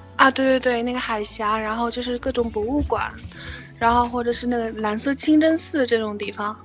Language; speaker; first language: Chinese; non-native, fluent; Turkish